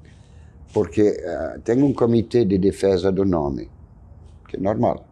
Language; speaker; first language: Portuguese; non-native, fluent; French